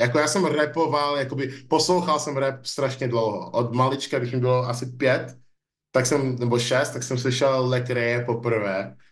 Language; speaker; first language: Czech; early bilingual, other home language; English